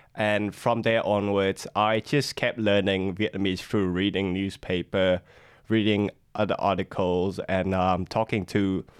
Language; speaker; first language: English; non-native, fluent; Vietnamese